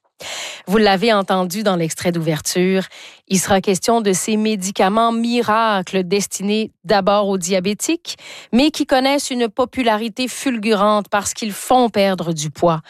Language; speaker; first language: French; native; French